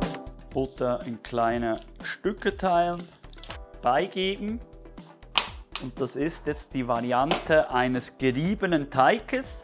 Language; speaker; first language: German; native; German